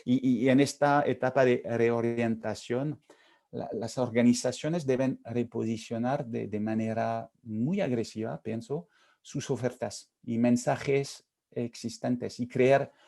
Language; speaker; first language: Spanish; non-native, fluent; French